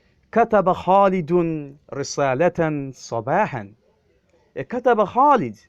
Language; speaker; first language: Arabic; non-native, fluent; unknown